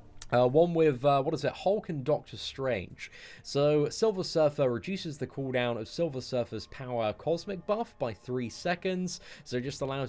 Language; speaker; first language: English; native; English